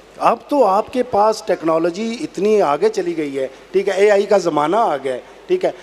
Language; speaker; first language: Urdu; non-native, local second language; Pahari-Potwari